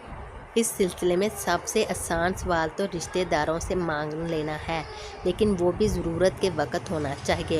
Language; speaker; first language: Urdu; native; Urdu